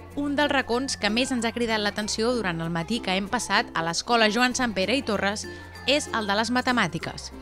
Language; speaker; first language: Catalan; native; Catalan